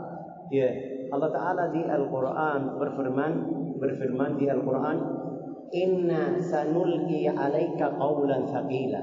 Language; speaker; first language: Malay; non-native, learner; Arabic